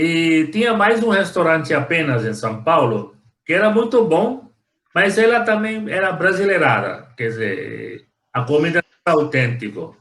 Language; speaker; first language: Portuguese; non-native, fluent; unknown